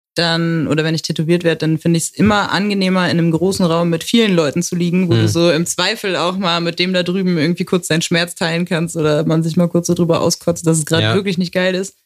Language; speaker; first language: German; native; German